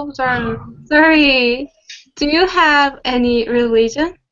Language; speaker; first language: English; non-native, learner; Korean